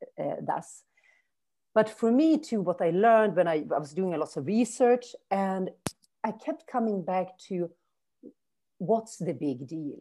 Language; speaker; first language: English; non-native, fluent; Swedish